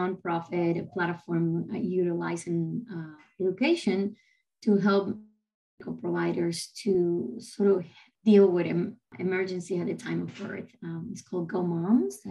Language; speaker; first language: English; non-native, fluent; Spanish